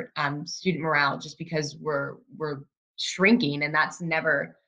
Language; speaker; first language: English; native; English